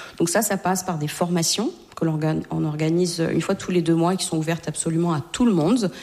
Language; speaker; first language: French; native; French